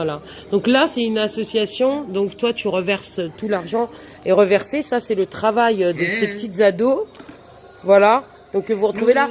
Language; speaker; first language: French; native; French